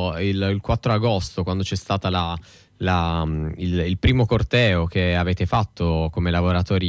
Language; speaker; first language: Italian; native; Italian